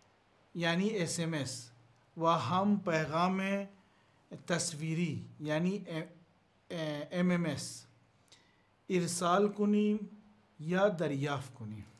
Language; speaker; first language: Persian; non-native, learner; Urdu